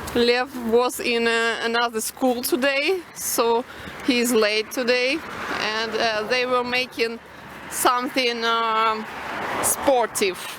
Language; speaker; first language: English; non-native, local second language; Russian